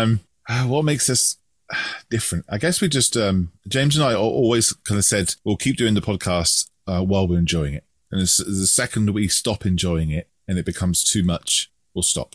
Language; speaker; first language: English; native; English